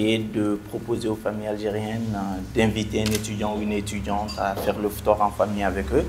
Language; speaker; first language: French; non-native, local second language; Bambara